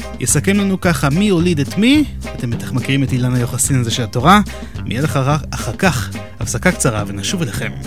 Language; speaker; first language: Hebrew; native; Hebrew